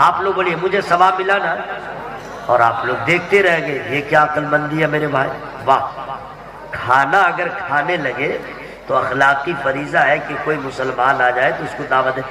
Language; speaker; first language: Urdu; native; Urdu